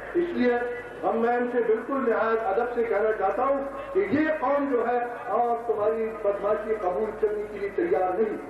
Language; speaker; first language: Urdu; non-native, local second language; Pashto